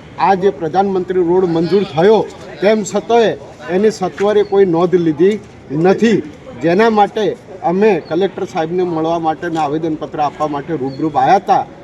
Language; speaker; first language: Gujarati; native; Gujarati